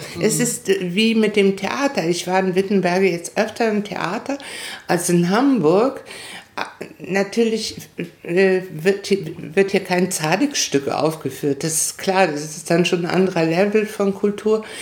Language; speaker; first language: German; non-native, fluent; Spanish